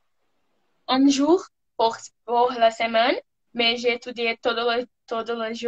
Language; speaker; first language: French; non-native, learner; Portuguese